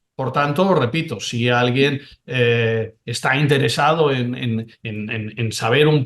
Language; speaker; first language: Spanish; non-native, local second language; Catalan